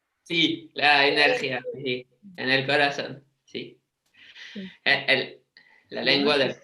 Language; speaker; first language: Spanish; non-native, learner; French